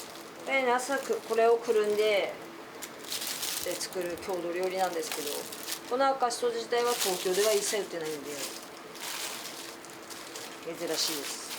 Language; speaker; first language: Japanese; native; Japanese